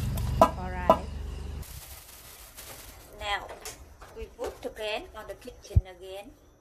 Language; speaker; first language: English; non-native, learner; Vietnamese